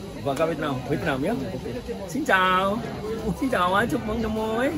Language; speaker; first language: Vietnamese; non-native, learner; Hindi